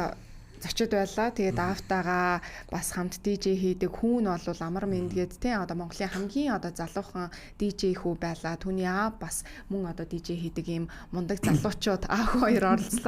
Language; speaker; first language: Mongolian; native; Mongolian